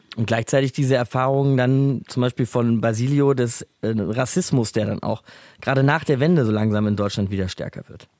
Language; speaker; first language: German; native; German